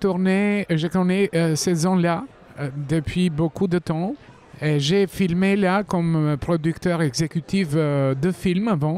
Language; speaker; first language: French; non-native, fluent; Albanian